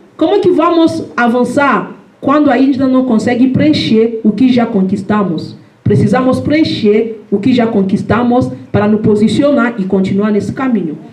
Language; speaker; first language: Portuguese; non-native, fluent; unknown